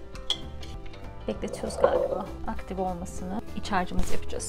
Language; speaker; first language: Turkish; native; Turkish